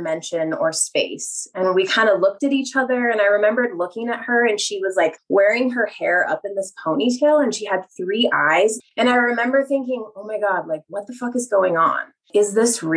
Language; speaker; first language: English; native; English